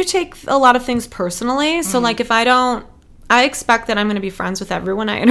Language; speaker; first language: English; native; English